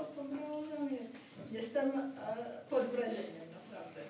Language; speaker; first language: Polish; non-native, fluent; Georgian